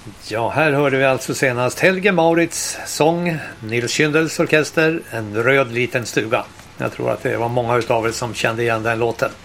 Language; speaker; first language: Swedish; native; Swedish